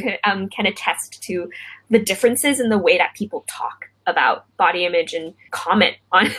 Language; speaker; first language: English; non-native, local second language; Cantonese